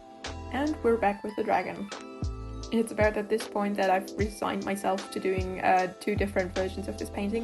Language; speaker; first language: English; non-native, fluent; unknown